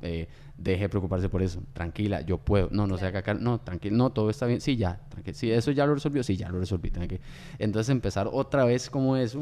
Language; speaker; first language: Spanish; native; Spanish